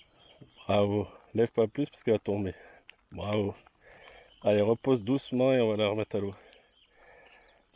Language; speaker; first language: French; native; French